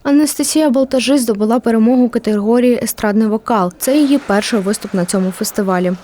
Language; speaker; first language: Ukrainian; native; Ukrainian